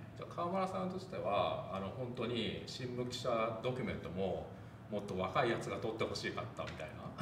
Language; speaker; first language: Japanese; native; Japanese